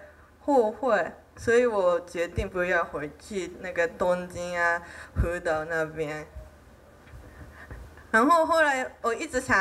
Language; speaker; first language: Chinese; non-native, fluent; Japanese